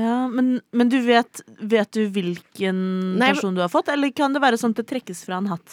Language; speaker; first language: Norwegian; native; Norwegian